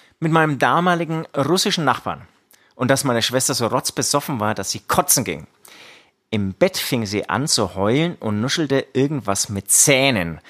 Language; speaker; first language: German; early bilingual, other home language; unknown